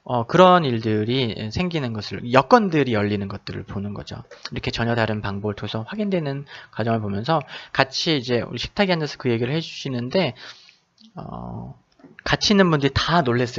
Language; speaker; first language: Korean; native; Korean